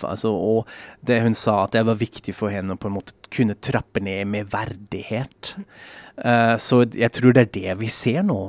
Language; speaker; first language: Norwegian; non-native, fluent; German